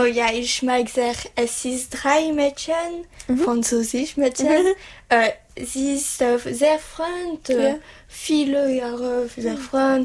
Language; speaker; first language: German; non-native, learner; French